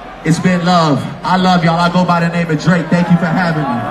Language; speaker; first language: English; native; English